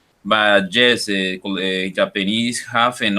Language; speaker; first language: English; non-native, learner; Spanish